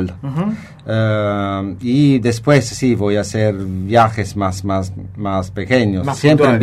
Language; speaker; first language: Spanish; non-native, fluent; Italian